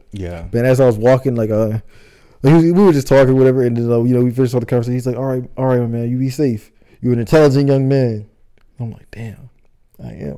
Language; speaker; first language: English; native; English